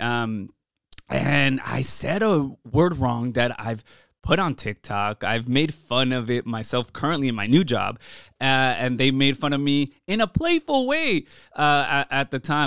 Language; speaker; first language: English; early bilingual, other home language; Spanish